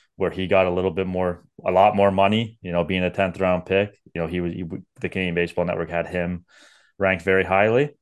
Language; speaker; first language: English; native; English